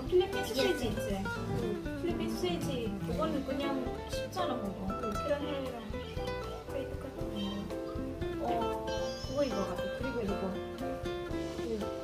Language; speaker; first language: Korean; non-native, fluent; Filipino